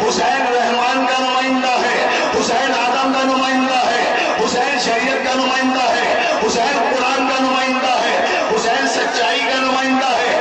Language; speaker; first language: Urdu; native; Urdu